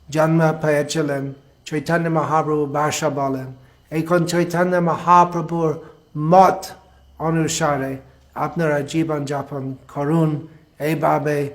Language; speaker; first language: Bangla; non-native, fluent; English